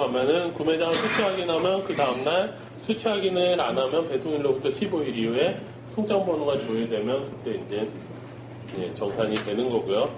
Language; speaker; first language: Korean; native; Korean